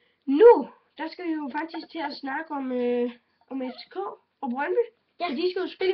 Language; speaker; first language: Danish; native; Danish